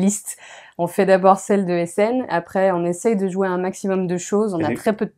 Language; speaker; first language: French; native; French